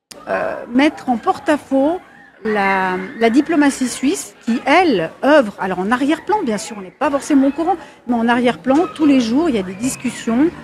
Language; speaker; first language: French; native; French